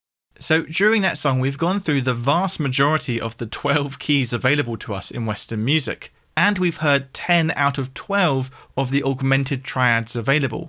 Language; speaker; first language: English; native; English